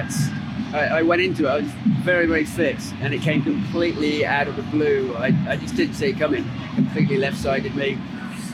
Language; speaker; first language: English; native; English